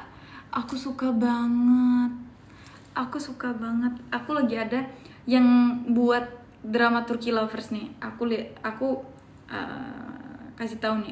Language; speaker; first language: Indonesian; non-native, fluent; Turkish